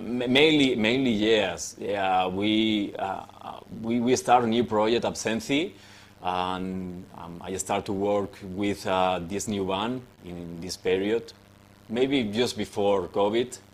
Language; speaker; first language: English; non-native, fluent; Spanish